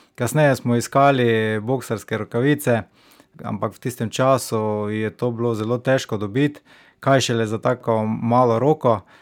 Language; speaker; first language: Slovenian; native; Slovenian